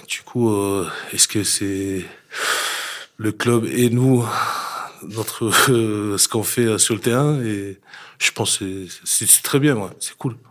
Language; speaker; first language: French; non-native, fluent; English